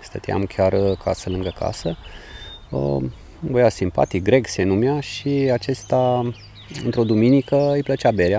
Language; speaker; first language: Romanian; native; Romanian